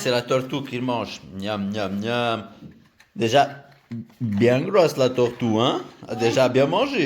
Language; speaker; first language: French; native; French